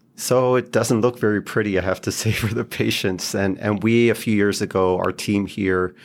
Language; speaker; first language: English; non-native, fluent; Hebrew